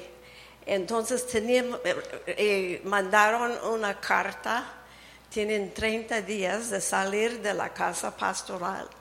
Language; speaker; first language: Spanish; early bilingual, heritage; Spanish